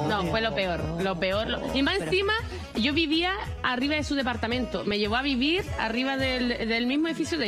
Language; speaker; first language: Spanish; native; Spanish